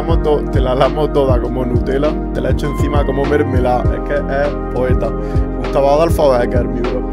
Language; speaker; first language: Spanish; native; Spanish